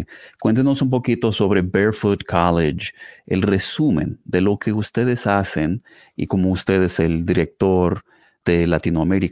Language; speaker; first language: Spanish; non-native, fluent; English